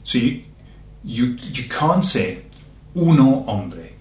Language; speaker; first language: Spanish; non-native, fluent; English